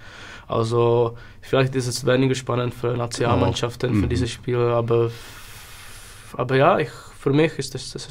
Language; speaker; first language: German; non-native, learner; Czech